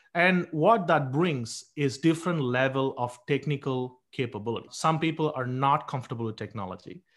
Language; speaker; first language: English; non-native, local second language; Tamil